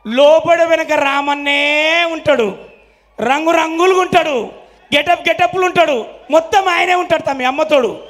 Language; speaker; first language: Telugu; native; Telugu